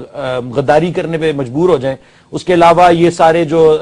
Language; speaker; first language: Urdu; native; Urdu